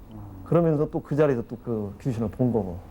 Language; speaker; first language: Korean; native; Korean